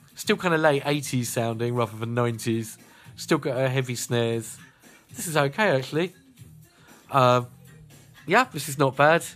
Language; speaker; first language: English; native; English